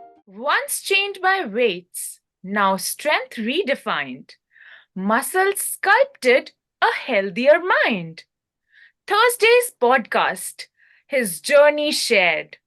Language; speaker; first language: English; non-native, local second language; Hindi